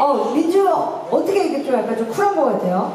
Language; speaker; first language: Korean; native; Korean